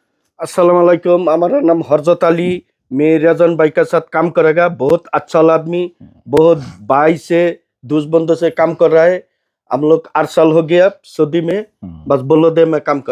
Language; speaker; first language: Hindi; non-native, learner; Bangla